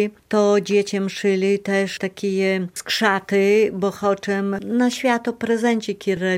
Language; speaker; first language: Polish; non-native, local second language; Belarusian